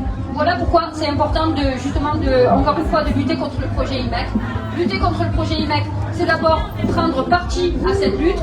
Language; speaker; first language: French; native; French